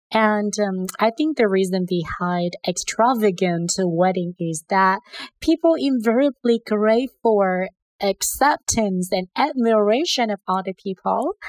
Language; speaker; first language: English; non-native, fluent; Vietnamese